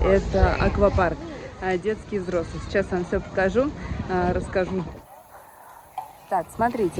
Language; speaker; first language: Russian; native; Russian